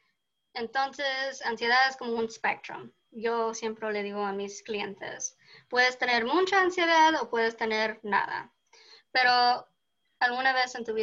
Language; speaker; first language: Spanish; early bilingual, heritage; Spanish